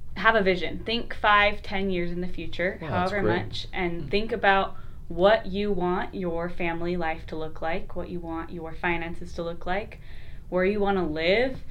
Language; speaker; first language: English; native; English